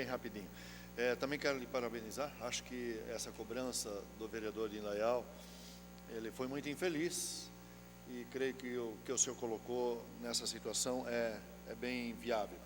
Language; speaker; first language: Portuguese; native; Portuguese